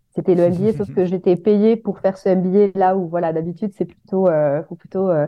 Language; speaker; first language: French; native; French